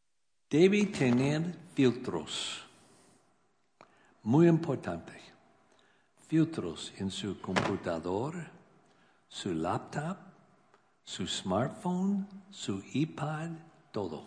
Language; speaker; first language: Spanish; non-native, learner; English